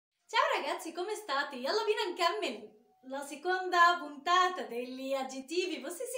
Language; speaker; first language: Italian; non-native, fluent; Arabic